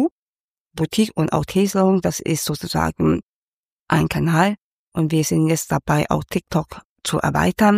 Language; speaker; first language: German; non-native, fluent; Cantonese